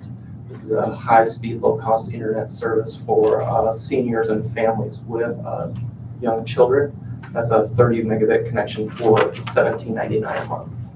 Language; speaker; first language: English; native; English